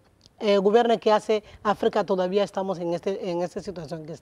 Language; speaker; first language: Spanish; non-native, learner; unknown